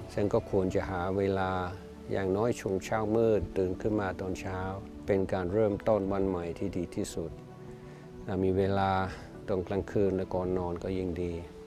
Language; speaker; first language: Thai; non-native, fluent; English